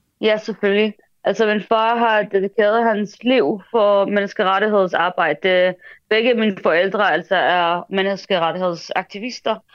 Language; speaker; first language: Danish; early bilingual, other home language; Arabic